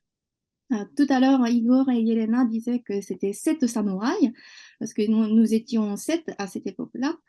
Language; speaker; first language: French; non-native, fluent; Japanese